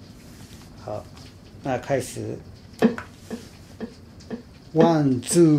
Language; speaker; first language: Chinese; non-native, fluent; Japanese